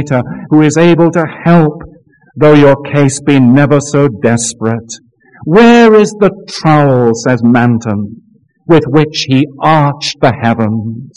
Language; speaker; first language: English; native; English